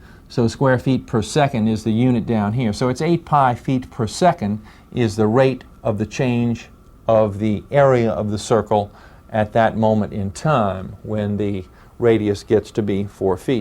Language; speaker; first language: English; native; English